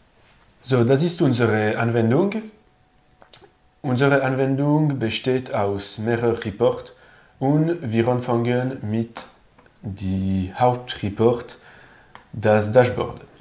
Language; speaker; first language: German; non-native, learner; French